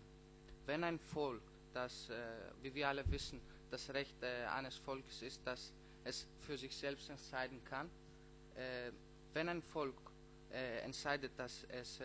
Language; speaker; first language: German; non-native, learner; Greek